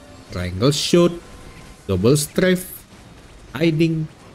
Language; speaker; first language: English; non-native, learner; Indonesian